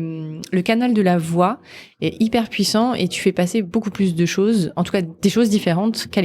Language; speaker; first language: French; native; French